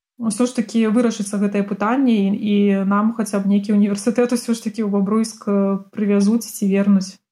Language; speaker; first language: Belarusian; non-native, local second language; Russian